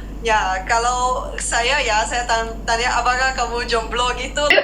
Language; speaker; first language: Indonesian; non-native, fluent; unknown